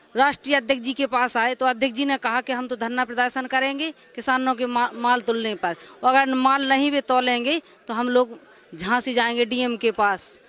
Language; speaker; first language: Hindi; native; Hindi